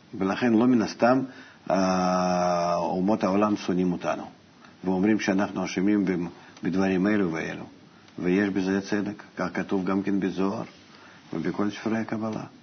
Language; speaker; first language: Hebrew; non-native, fluent; Russian